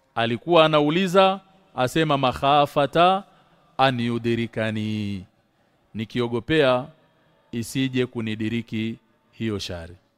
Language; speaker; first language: Swahili; native; Swahili